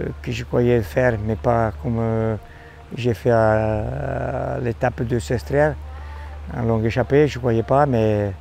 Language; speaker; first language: French; non-native, fluent; Italian